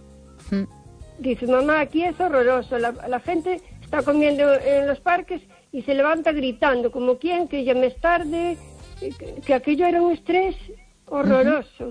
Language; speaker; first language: Spanish; native; Spanish